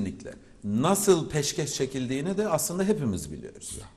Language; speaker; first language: Turkish; native; Turkish